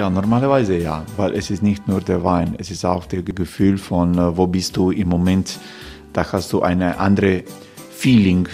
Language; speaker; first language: German; non-native, learner; Croatian